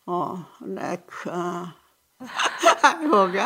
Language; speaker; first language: English; non-native, learner; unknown